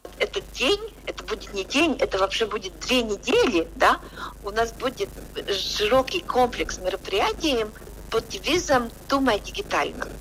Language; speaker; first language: Russian; non-native, local second language; Latvian